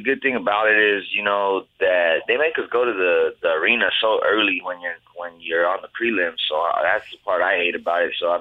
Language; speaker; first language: English; native; English